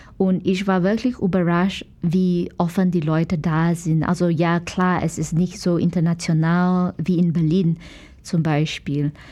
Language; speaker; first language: German; non-native, fluent; Chinese